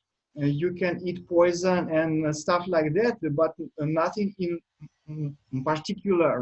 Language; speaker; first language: English; non-native, learner; Russian